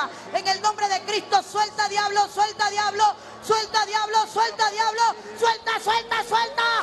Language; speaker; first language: Spanish; native; Spanish